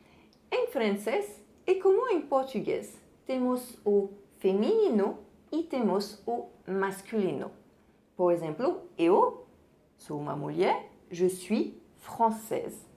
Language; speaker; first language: Portuguese; non-native, fluent; French